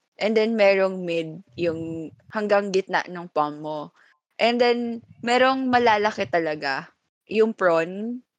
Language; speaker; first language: Filipino; non-native, local second language; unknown